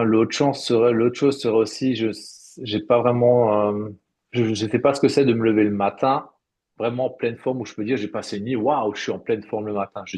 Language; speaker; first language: French; native; French